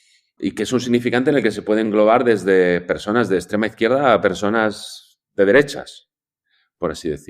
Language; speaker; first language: Spanish; native; Spanish